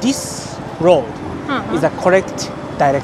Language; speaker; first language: English; non-native, learner; Japanese